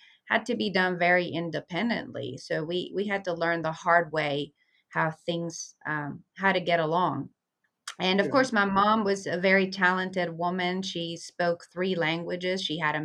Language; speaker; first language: English; early bilingual, other home language; Spanish